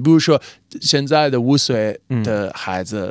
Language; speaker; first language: Chinese; non-native, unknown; English